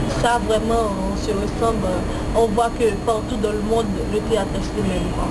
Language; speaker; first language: French; non-native, local second language; Haitian Creole